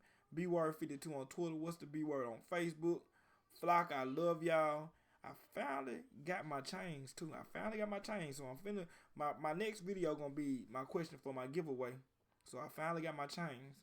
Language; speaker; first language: English; native; English